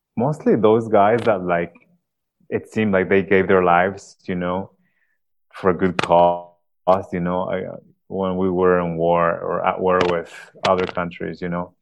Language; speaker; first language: English; non-native, fluent; Spanish